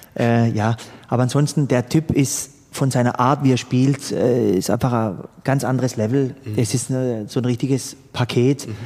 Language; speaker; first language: German; early bilingual, other home language; Croatian